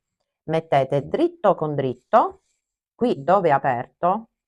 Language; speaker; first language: Italian; native; Italian